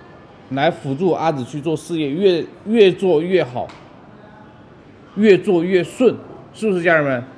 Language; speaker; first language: Chinese; native; Chinese